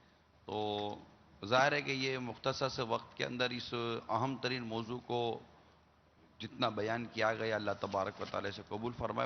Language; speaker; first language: Urdu; native; Urdu